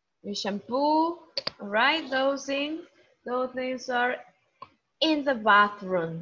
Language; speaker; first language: English; non-native, fluent; Spanish